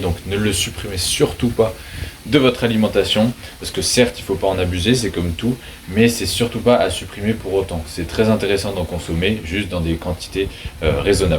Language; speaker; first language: French; native; French